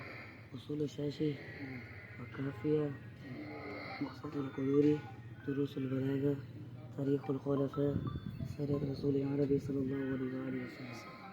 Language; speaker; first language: Arabic; non-native, learner; Urdu